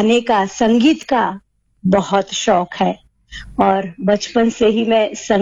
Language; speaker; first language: Hindi; non-native, local second language; Gujarati